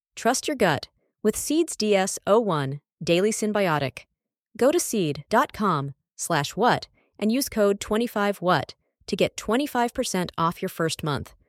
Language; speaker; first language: English; non-native, fluent; Portuguese